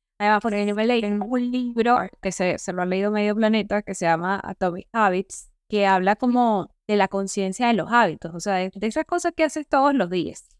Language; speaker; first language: Spanish; native; Spanish